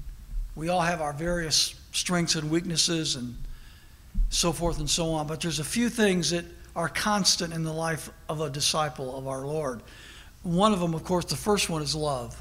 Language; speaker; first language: English; native; English